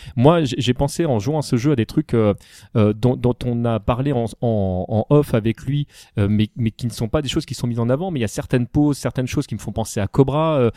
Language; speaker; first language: French; native; French